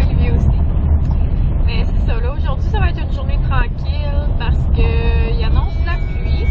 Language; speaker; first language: French; native; French